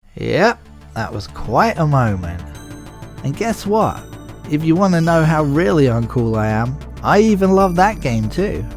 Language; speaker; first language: English; native; English